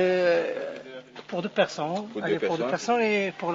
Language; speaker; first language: French; non-native, local second language; Arabic